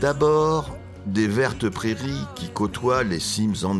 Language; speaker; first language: French; native; French